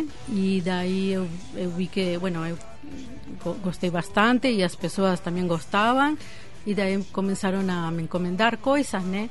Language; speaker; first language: Portuguese; non-native, fluent; Spanish